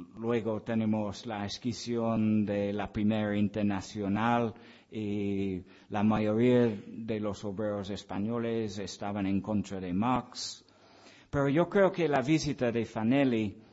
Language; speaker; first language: Spanish; non-native, fluent; English